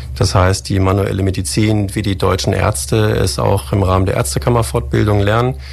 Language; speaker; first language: German; native; German